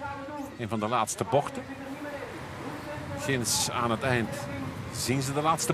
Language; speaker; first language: Dutch; native; Dutch